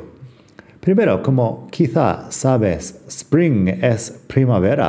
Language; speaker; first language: Spanish; non-native, fluent; English